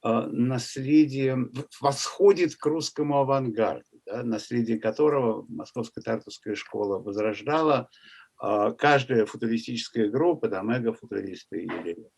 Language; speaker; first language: Russian; native; Russian